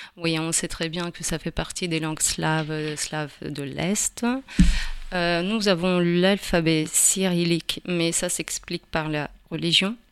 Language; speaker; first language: French; non-native, fluent; Ukrainian